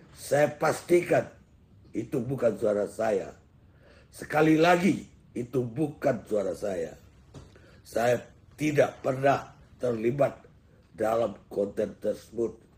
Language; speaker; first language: Indonesian; non-native, local second language; Minangkabau